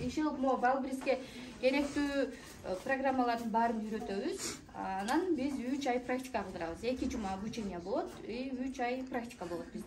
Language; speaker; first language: Kyrgyz; native; Kyrgyz